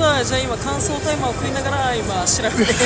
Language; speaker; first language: Japanese; native; Japanese